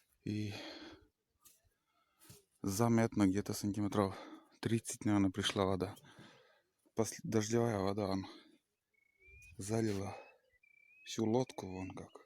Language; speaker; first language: Russian; native; Russian